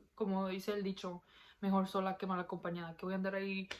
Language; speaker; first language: Spanish; early bilingual, heritage; Spanish